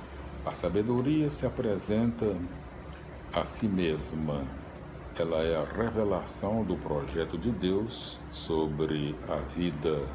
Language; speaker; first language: Portuguese; native; Portuguese